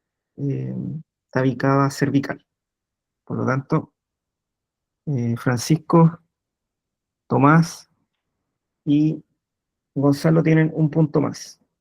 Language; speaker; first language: Spanish; native; Spanish